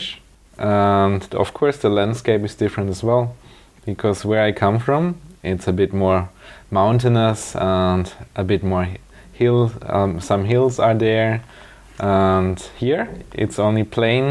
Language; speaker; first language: English; non-native, fluent; German